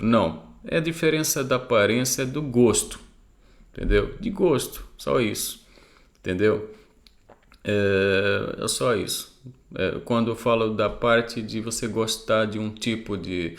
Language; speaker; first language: Portuguese; non-native, fluent; Arabic